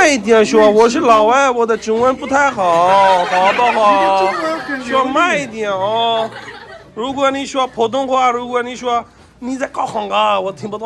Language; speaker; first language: Chinese; non-native, learner; Urdu